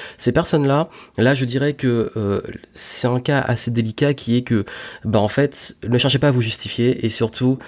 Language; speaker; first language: French; native; French